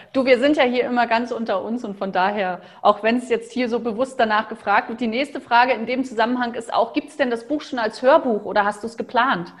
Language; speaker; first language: German; native; German